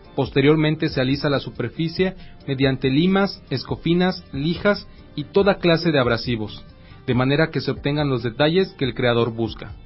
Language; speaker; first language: Spanish; native; Spanish